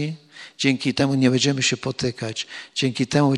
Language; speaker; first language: Polish; native; Polish